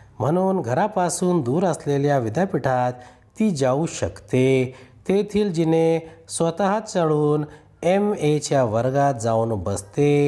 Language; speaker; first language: Marathi; non-native, local second language; Urdu